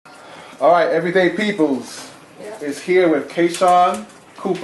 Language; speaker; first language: English; native; English